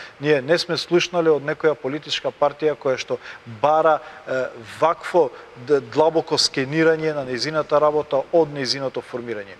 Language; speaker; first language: Macedonian; non-native, local second language; Albanian